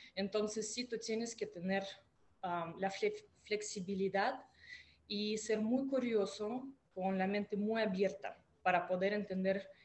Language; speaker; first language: Spanish; non-native, fluent; Russian